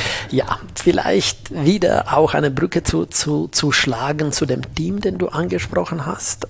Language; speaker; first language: German; non-native, fluent; Slovak